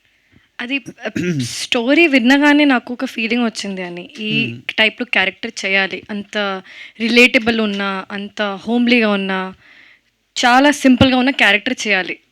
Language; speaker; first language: Telugu; non-native, fluent; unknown